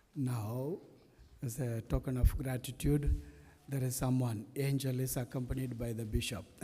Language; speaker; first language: English; non-native, local second language; Tamil